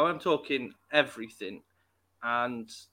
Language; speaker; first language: English; native; English